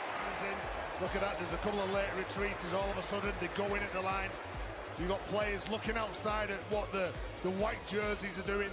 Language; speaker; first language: English; native; English